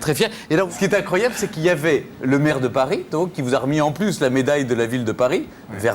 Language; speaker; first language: French; native; French